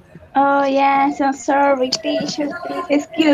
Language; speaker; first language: English; non-native, learner; Spanish